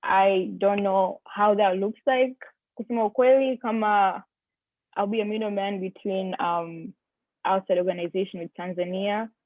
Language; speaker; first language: English; non-native, local second language; Swahili